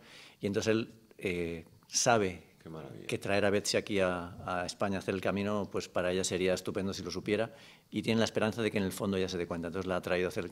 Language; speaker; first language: Spanish; native; Spanish